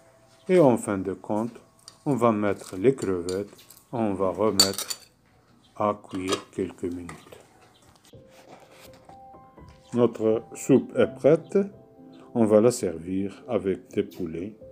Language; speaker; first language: French; non-native, local second language; Arabic